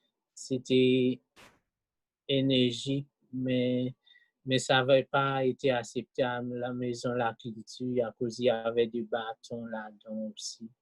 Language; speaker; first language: French; non-native, local second language; Haitian Creole